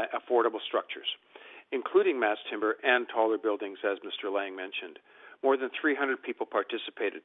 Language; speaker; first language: English; native; English